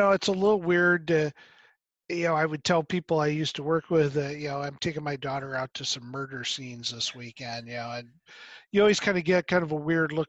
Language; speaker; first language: English; native; English